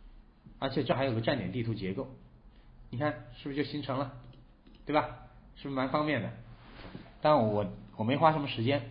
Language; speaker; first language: Chinese; native; Chinese